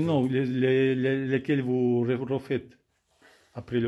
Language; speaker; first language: French; non-native, learner; Russian